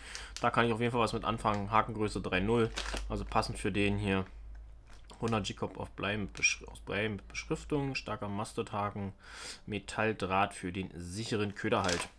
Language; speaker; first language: German; native; German